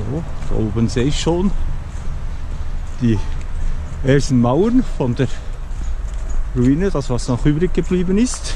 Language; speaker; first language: German; native; German